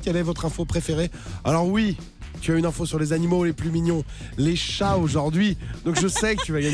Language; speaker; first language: French; native; French